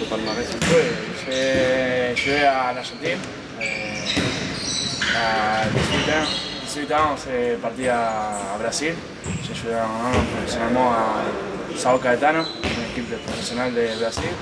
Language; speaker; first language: French; non-native, learner; Spanish